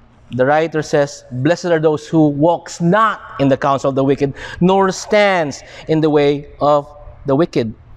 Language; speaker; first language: English; non-native, local second language; Filipino